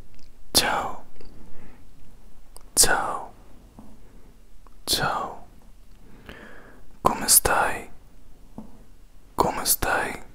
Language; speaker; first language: Italian; non-native, learner; Spanish